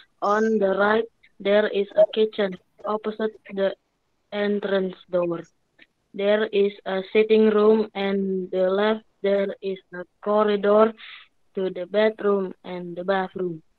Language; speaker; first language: English; non-native, learner; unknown